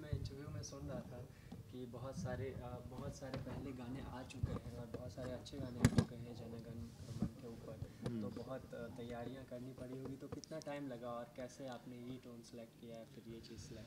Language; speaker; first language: Hindi; native; Hindi